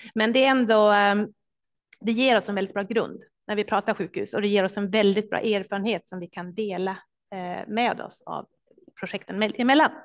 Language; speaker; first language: Swedish; native; Swedish